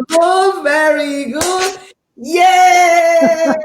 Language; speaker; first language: English; non-native, learner; Portuguese